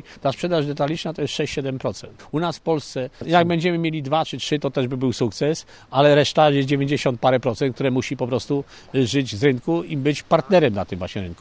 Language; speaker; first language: Polish; native; Polish